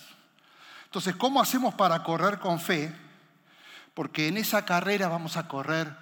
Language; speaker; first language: Spanish; native; Spanish